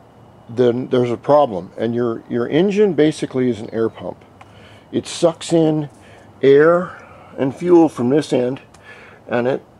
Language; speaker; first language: English; native; English